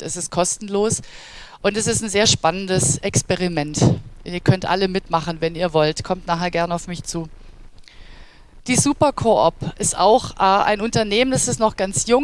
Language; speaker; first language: German; native; German